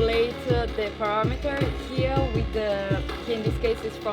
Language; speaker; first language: English; non-native, fluent; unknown